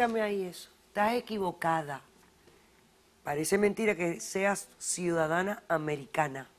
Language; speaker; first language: Spanish; native; Spanish